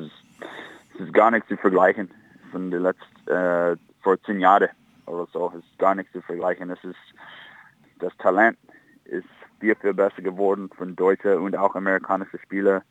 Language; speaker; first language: German; non-native, fluent; English